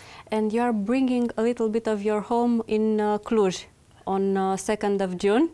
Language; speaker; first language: English; non-native, learner; Romanian